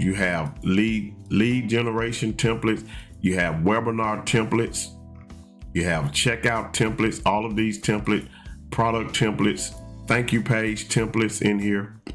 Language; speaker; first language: English; native; English